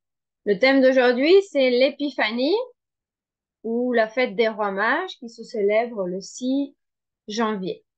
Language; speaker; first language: French; non-native, fluent; Spanish